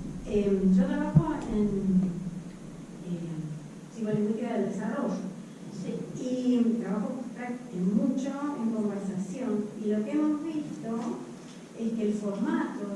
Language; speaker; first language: Spanish; native; Spanish